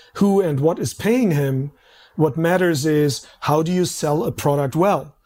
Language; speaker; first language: English; non-native, fluent; German